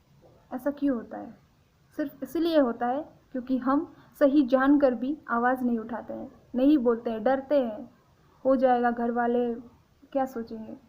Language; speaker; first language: Hindi; non-native, local second language; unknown